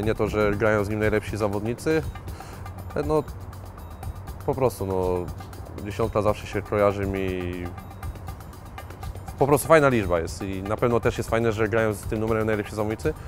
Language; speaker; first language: Polish; native; Polish